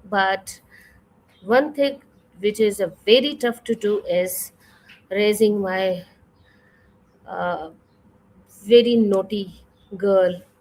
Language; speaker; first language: English; non-native, fluent; Urdu